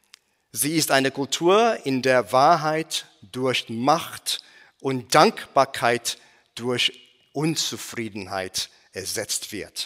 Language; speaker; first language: German; non-native, fluent; English